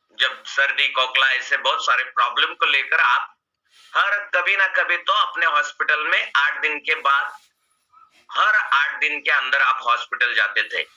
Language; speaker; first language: Hindi; non-native, local second language; Marathi